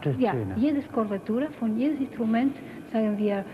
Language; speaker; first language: German; non-native, fluent; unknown